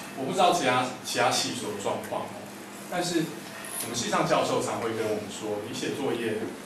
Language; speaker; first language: Chinese; native; Chinese